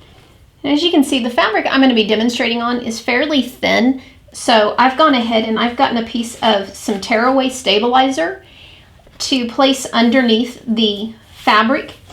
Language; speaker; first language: English; native; English